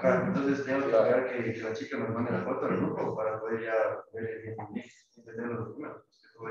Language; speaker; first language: Spanish; native; Spanish